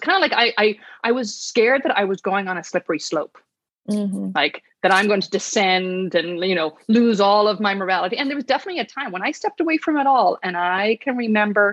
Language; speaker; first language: English; native; English